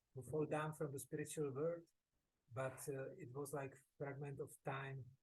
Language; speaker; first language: English; non-native, fluent; Czech